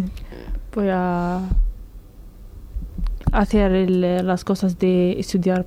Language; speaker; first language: Spanish; non-native, learner; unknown